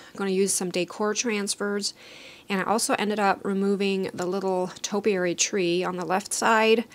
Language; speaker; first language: English; native; English